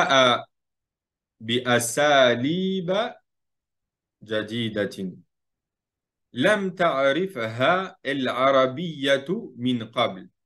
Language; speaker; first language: Arabic; non-native, fluent; French